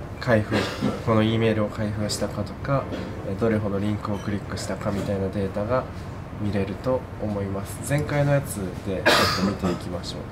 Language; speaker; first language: Japanese; native; Japanese